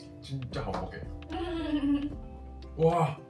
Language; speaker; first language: Korean; non-native, learner; Japanese